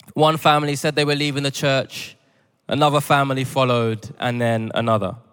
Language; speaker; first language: English; native; English